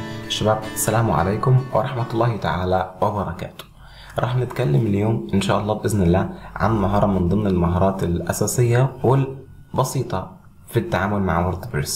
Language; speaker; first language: Arabic; native; Arabic